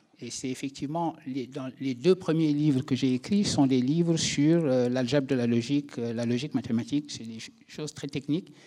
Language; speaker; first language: French; non-native, local second language; Wolof